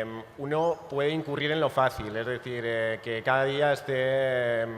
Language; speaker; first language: Spanish; native; Spanish